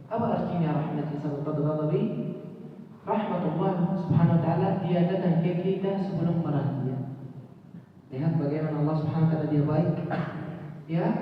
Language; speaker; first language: Indonesian; non-native, fluent; Arabic